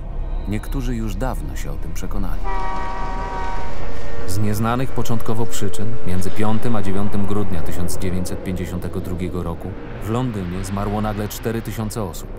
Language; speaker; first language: Polish; native; Polish